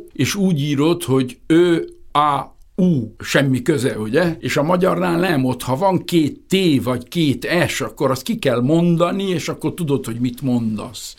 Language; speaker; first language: Hungarian; early bilingual, heritage; Hungarian